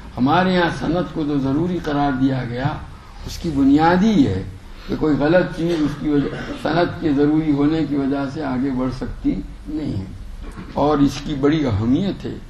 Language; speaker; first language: Urdu; non-native, local second language; Gujarati